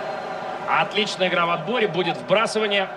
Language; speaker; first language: Russian; native; Russian